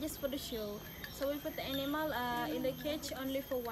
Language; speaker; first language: English; non-native, learner; Indonesian